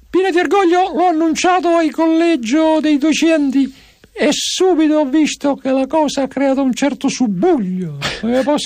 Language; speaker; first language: Italian; native; Italian